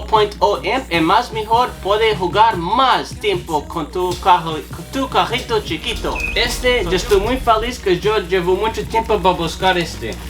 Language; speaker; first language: Spanish; non-native, learner; English